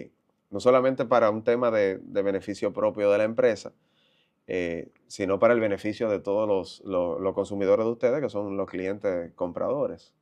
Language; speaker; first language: Spanish; native; Spanish